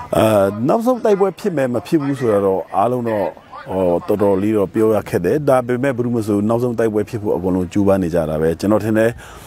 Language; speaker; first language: Burmese; non-native, local second language; Shwe Palaung